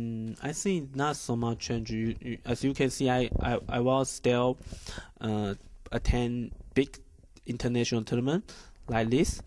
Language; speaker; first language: English; non-native, learner; Chinese